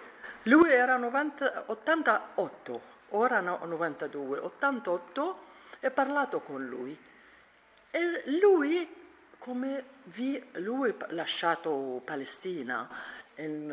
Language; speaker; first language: Italian; non-native, learner; Arabic